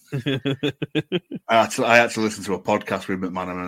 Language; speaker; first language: English; native; English